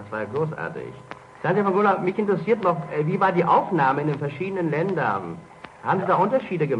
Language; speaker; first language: German; native; German